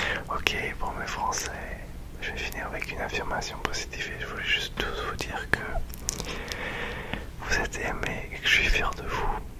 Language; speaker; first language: French; early bilingual, heritage; French